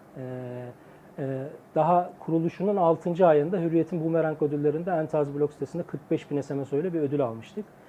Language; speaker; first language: Turkish; native; Turkish